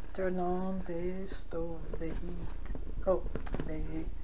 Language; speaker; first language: English; non-native, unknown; Portuguese